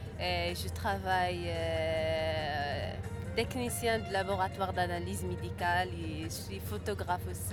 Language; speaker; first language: French; non-native, learner; Arabic